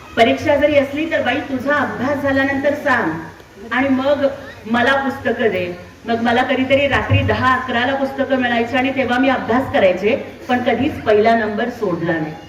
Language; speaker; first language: Marathi; non-native, local second language; Telugu